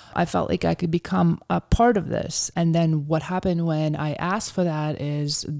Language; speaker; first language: English; early bilingual, other home language; Ukrainian